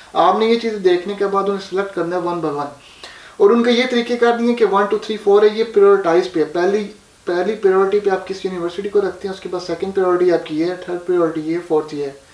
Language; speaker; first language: Urdu; non-native, local second language; Punjabi